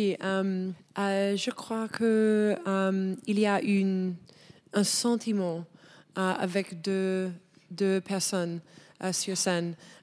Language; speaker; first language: French; non-native, learner; English